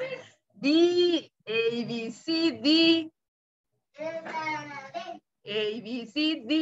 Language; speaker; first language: Spanish; native; Spanish